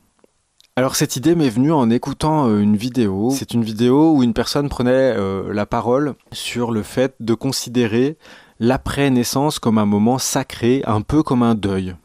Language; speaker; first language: French; native; French